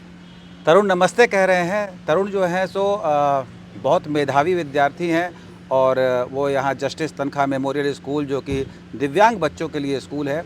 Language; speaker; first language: Hindi; native; Hindi